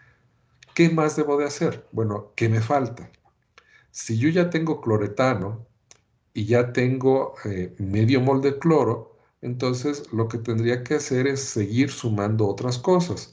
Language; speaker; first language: Spanish; native; Spanish